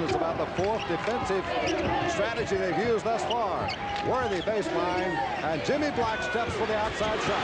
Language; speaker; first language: English; native; English